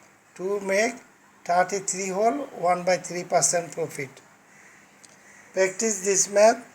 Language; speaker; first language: English; non-native, fluent; Bangla